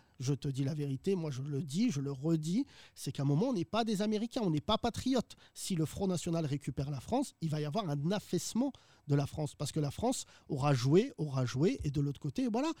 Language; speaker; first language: French; early bilingual, other home language; Arabic